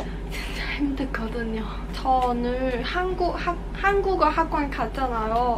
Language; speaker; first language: Korean; non-native, learner; Cantonese